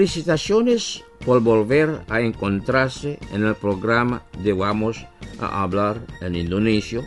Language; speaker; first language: Spanish; non-native, fluent; Indonesian